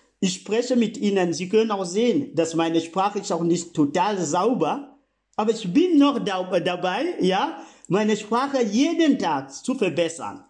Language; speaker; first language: German; non-native, fluent; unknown